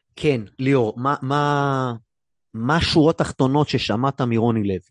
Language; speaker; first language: Hebrew; native; Hebrew